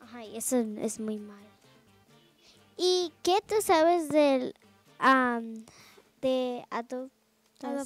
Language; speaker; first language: Spanish; early bilingual, heritage; Spanish